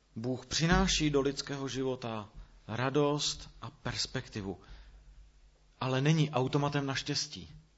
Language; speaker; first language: Czech; native; Czech